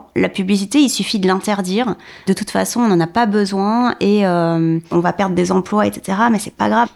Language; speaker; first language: French; native; French